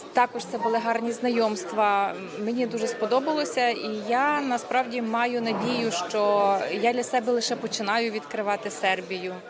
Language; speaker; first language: Ukrainian; native; Ukrainian